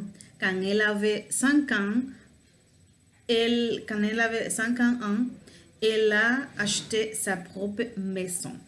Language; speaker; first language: French; non-native, learner; Spanish